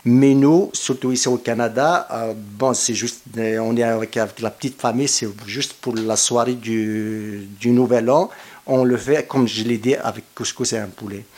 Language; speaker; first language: French; non-native, local second language; Kabyle